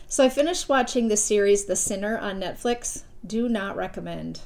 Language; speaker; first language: English; native; English